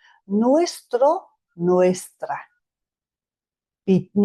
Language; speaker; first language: Spanish; non-native, fluent; Mongolian